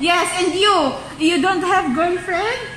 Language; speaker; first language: English; non-native, learner; Filipino